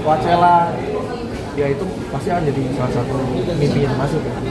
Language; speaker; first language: Indonesian; native; Indonesian